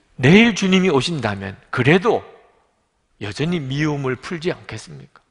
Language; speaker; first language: Korean; native; Korean